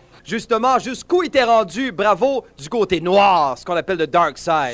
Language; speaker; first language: French; native; French